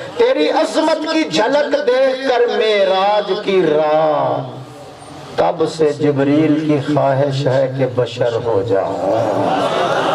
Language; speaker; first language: Urdu; non-native, local second language; Punjabi